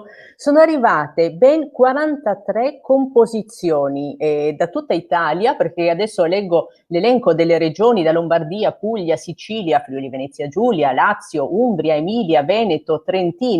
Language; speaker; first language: Italian; native; Italian